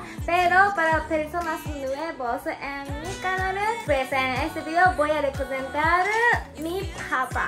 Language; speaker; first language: Spanish; non-native, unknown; Japanese